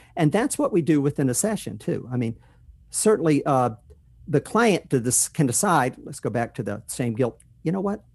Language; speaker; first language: English; native; English